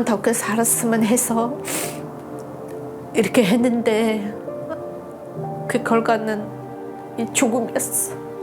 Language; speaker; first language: Korean; non-native, learner; Mongolian